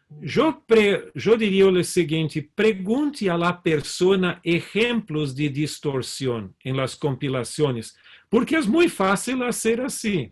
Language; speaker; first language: Spanish; non-native, fluent; Portuguese